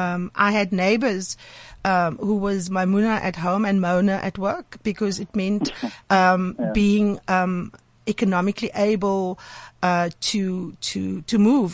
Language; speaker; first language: English; native; English